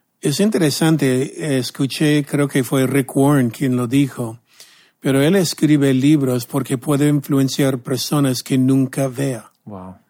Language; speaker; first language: Spanish; non-native, fluent; English